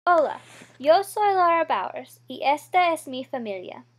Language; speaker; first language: Spanish; non-native, learner; English